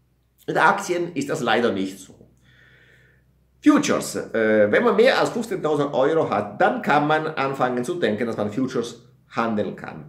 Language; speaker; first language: German; non-native, fluent; Italian